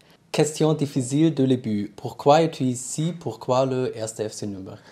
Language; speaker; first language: French; non-native, learner; German